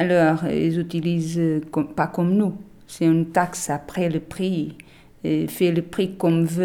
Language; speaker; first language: French; non-native, learner; Portuguese